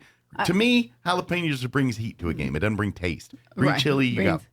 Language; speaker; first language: English; native; English